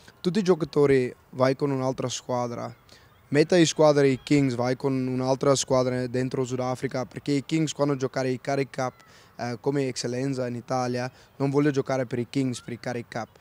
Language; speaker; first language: Italian; non-native, learner; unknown